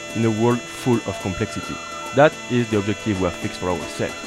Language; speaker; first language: English; non-native, fluent; French